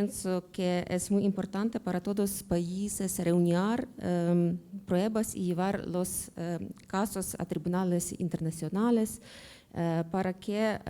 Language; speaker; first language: Spanish; non-native, learner; Ukrainian